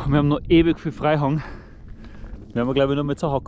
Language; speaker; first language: German; native; German